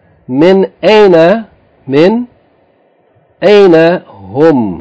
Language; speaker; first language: Arabic; non-native, fluent; English